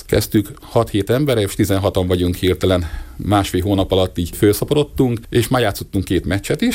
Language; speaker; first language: Hungarian; native; Hungarian